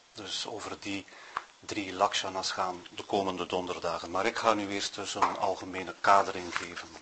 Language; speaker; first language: Dutch; native; Dutch